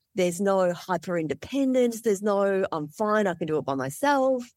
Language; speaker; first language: English; native; English